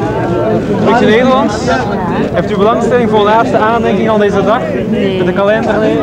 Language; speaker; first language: Dutch; non-native, local second language; French